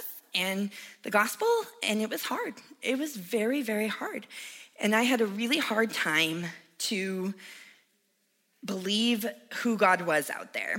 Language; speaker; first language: English; native; English